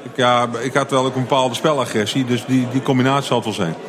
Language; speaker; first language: Dutch; native; Dutch